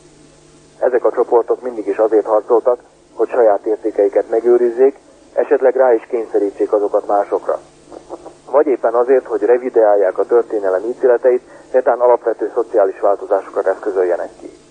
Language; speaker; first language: Hungarian; native; Hungarian